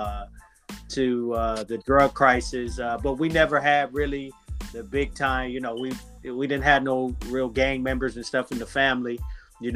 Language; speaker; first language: English; native; English